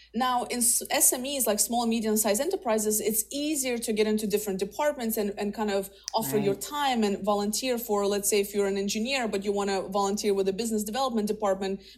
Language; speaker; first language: English; early bilingual, other home language; Russian